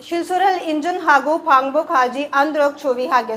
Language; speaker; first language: Korean; non-native, learner; Urdu